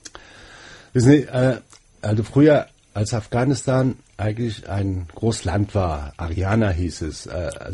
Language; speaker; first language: German; non-native, fluent; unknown